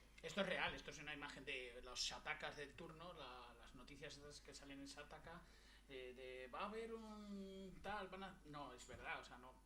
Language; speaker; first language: Spanish; native; Spanish